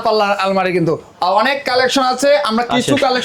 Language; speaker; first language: Bangla; native; Bangla